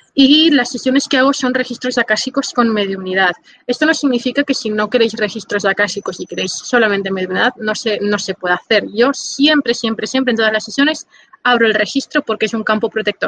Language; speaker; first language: Spanish; native; Spanish